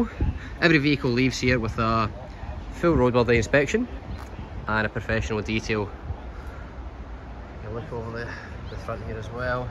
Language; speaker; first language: English; native; English